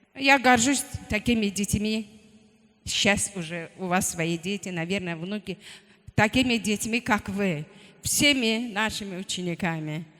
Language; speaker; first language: Russian; non-native, local second language; Azerbaijani